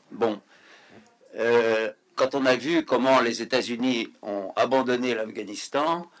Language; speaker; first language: French; native; French